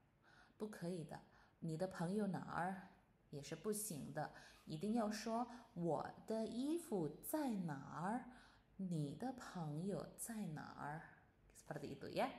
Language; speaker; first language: Chinese; non-native, fluent; Indonesian